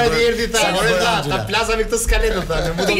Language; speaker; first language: Albanian; native; Albanian